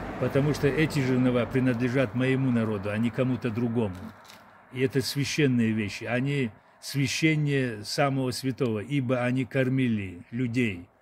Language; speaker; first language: Russian; non-native, local second language; Adyghe